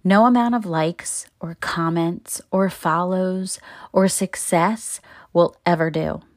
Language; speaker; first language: English; native; English